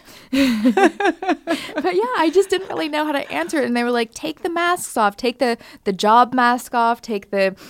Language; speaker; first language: English; native; English